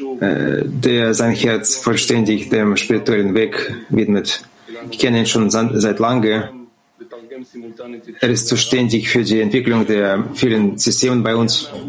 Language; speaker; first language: German; non-native, fluent; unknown